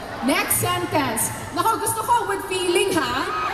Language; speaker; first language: English; non-native, local second language; Filipino